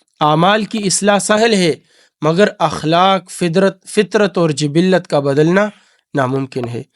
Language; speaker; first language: Urdu; non-native, local second language; Pashto